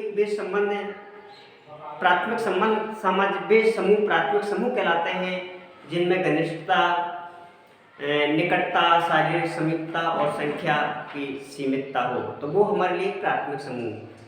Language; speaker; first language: Hindi; native; Hindi